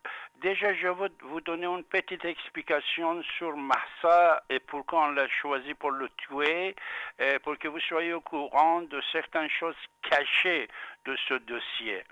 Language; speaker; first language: French; non-native, fluent; Persian